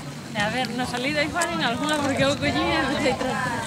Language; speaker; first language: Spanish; non-native, local second language; Galician